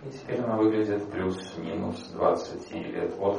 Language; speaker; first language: Russian; native; Russian